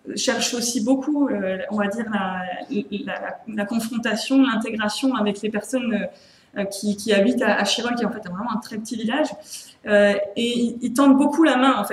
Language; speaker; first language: French; native; French